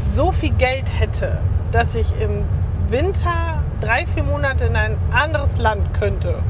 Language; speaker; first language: German; native; German